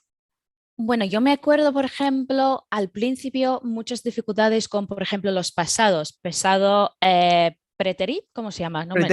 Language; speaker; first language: Spanish; non-native, fluent; English